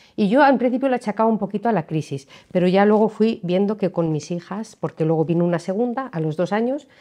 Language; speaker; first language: Spanish; native; Spanish